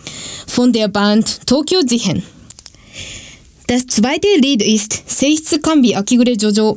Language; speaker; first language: German; non-native, learner; Japanese